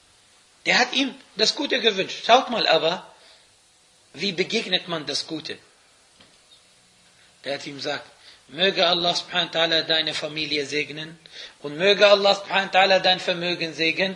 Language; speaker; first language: German; non-native, fluent; Arabic